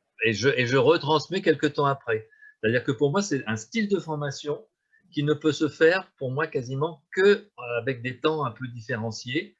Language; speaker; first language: French; native; French